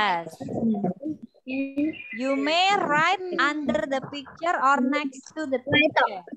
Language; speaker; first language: English; non-native, fluent; Indonesian